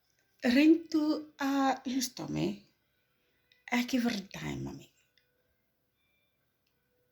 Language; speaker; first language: Icelandic; non-native, learner; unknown